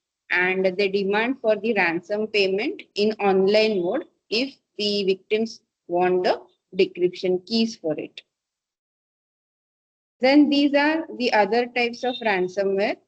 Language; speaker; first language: English; non-native, local second language; Marathi